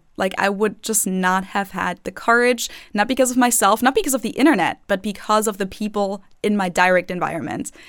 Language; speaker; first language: English; non-native, fluent; German